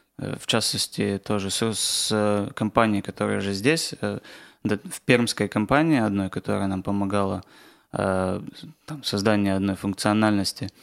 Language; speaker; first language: Russian; native; Russian